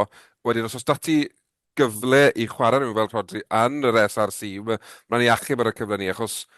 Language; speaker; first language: Welsh; native; Welsh